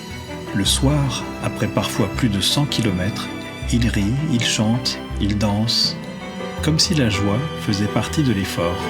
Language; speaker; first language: French; native; French